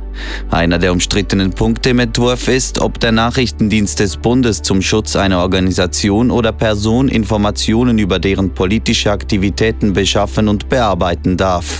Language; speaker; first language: German; native; German